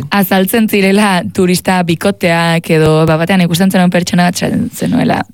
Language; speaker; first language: Basque; native; Basque